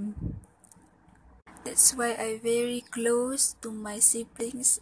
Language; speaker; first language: English; non-native, local second language; Malay